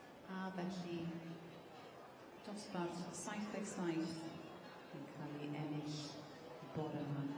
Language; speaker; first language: Welsh; native; Welsh